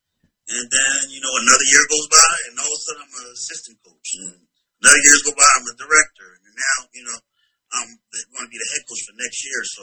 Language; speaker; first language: English; native; English